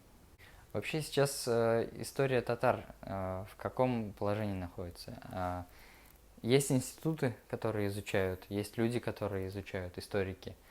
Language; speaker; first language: Russian; native; Russian